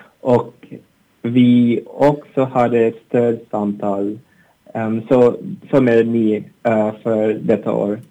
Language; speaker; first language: Swedish; non-native, learner; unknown